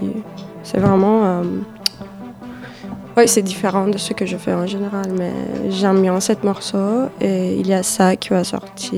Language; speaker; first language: French; non-native, fluent; Turkish